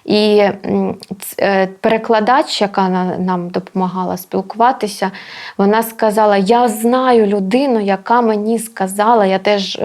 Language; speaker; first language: Ukrainian; non-native, local second language; Russian